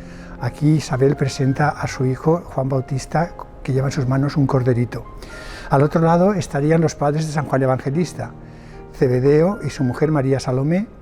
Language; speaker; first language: Spanish; native; Spanish